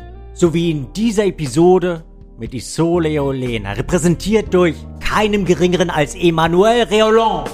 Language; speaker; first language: German; native; German